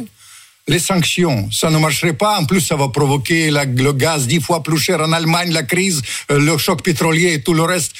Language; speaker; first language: French; non-native, fluent; Russian